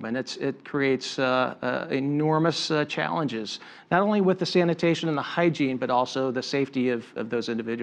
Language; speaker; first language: English; native; English